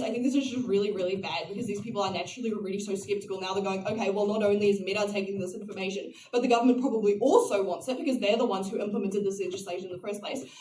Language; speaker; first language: English; native; English